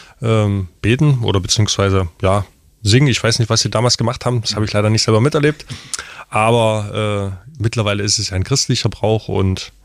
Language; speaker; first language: German; non-native, local second language; Upper Sorbian